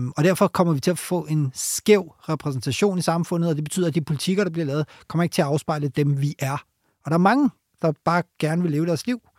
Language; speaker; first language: Danish; early bilingual, other home language; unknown